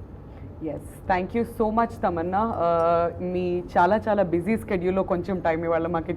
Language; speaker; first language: Telugu; native; Telugu